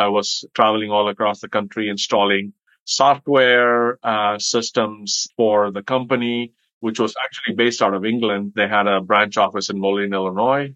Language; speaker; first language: English; non-native, local second language; Tamil